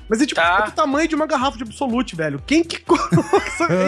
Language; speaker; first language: Portuguese; native; Portuguese